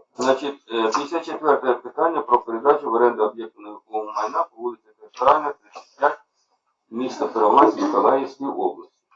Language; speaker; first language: Ukrainian; native; Ukrainian